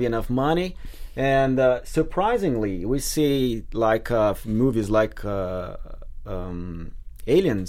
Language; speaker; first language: English; non-native, fluent; Portuguese